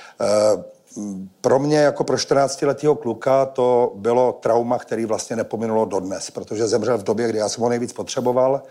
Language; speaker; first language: Czech; native; Czech